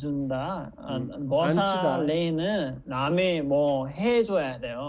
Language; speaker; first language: Korean; non-native, fluent; Nepali